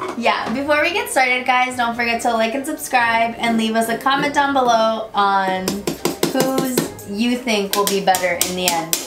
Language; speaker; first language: English; native; English